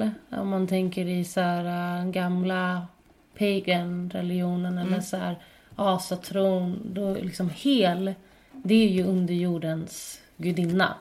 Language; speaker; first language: Swedish; native; Swedish